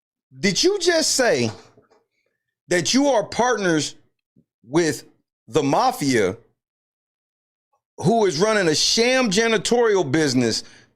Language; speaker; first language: English; native; English